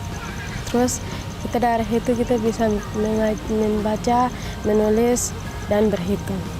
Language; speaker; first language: Indonesian; non-native, local second language; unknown